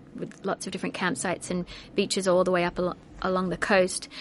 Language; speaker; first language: English; native; English